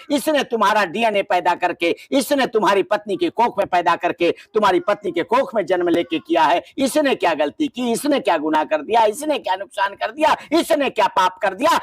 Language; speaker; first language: Hindi; native; Hindi